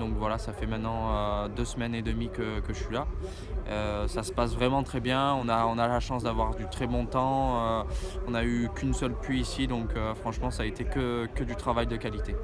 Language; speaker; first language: French; native; French